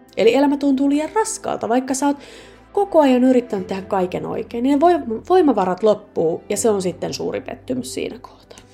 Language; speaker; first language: Finnish; native; Finnish